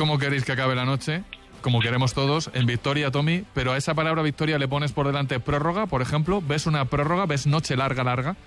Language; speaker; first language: Spanish; native; Spanish